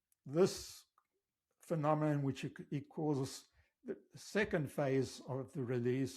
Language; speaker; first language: English; native; English